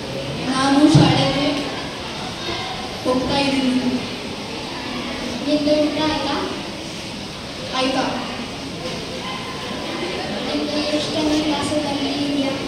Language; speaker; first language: Kannada; non-native, learner; Marathi